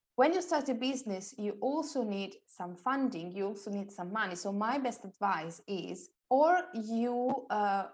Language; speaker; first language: English; non-native, fluent; Italian